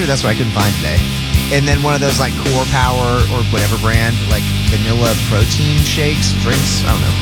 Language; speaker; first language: English; native; English